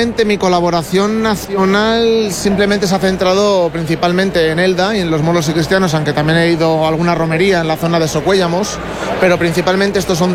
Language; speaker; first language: Spanish; native; Spanish